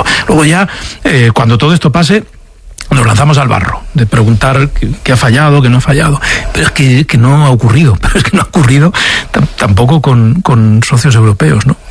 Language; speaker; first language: Spanish; native; Spanish